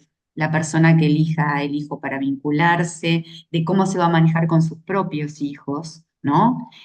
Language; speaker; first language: Spanish; native; Spanish